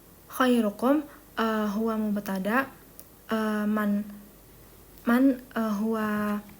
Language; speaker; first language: Arabic; non-native, learner; Indonesian